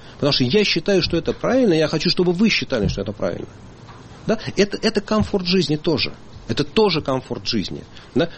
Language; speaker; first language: Russian; native; Russian